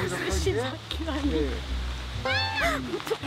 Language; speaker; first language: Korean; non-native, fluent; French